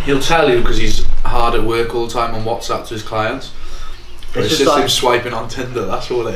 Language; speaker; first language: English; native; English